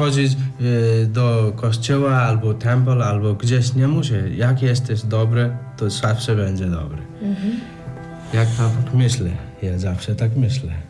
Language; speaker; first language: Polish; non-native, learner; Nepali